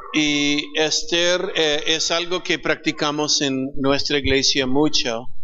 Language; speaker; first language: Spanish; non-native, fluent; English